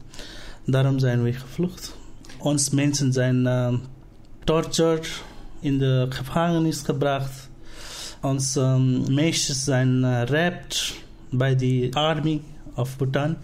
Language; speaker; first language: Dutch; non-native, learner; Nepali